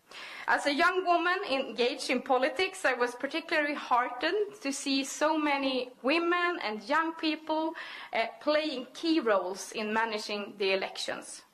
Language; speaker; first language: English; non-native, fluent; Swedish